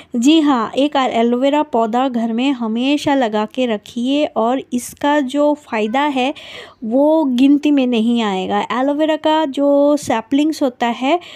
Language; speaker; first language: Hindi; non-native, local second language; Bangla